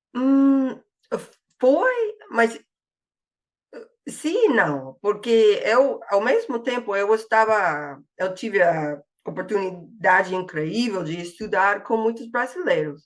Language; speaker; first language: Portuguese; non-native, fluent; English